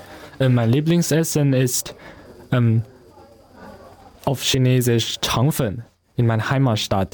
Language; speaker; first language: German; non-native, learner; Chinese